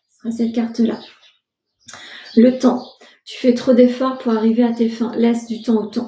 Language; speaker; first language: French; native; French